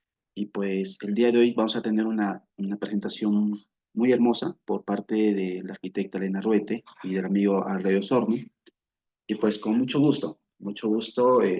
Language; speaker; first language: Spanish; native; Spanish